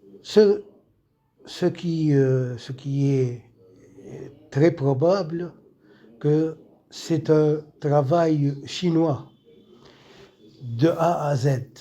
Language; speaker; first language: French; non-native, local second language; Arabic